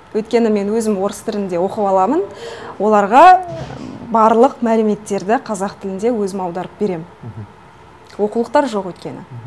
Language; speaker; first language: Kazakh; non-native, local second language; Russian